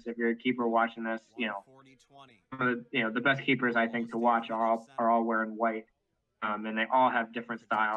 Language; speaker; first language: English; native; English